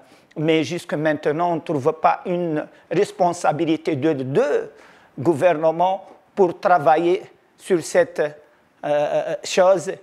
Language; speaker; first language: French; non-native, local second language; Arabic